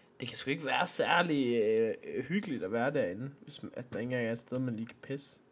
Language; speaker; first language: Danish; native; Danish